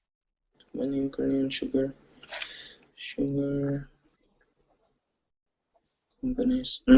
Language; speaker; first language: English; non-native, learner; Ukrainian